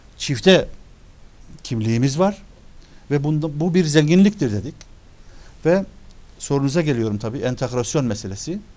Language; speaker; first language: Turkish; early bilingual, other home language; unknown